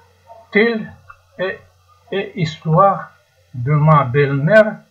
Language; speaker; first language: French; non-native, learner; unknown